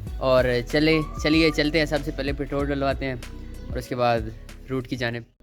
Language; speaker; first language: Urdu; non-native, local second language; Saraiki